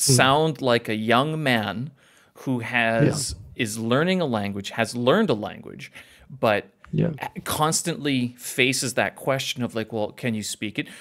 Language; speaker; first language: English; native; English